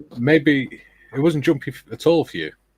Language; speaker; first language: English; native; English